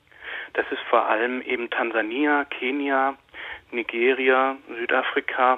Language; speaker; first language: German; native; German